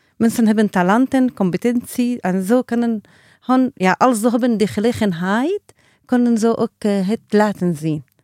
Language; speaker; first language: Dutch; non-native, learner; Arabic